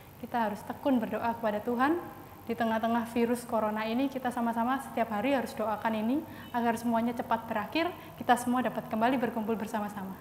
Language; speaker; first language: Indonesian; native; Indonesian